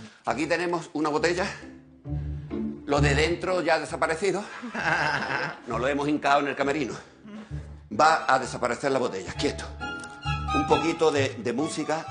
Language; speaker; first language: Spanish; native; Spanish